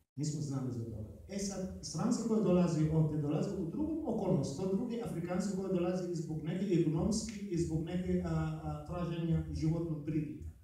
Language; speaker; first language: Bosnian; non-native, fluent; Arabic